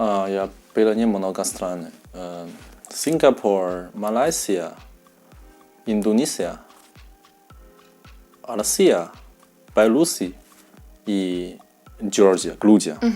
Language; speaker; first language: Russian; non-native, learner; Chinese